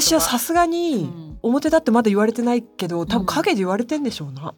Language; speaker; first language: Japanese; native; Japanese